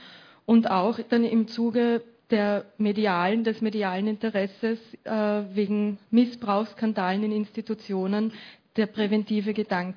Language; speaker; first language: German; native; German